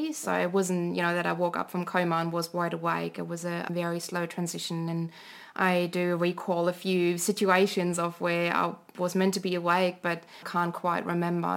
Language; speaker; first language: English; non-native, fluent; German